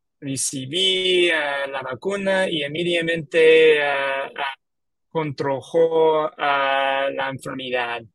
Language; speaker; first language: Spanish; non-native, learner; English